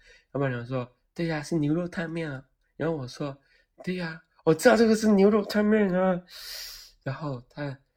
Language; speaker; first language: Chinese; non-native, local second language; Cantonese